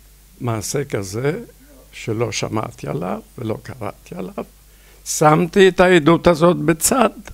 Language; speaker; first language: Hebrew; non-native, fluent; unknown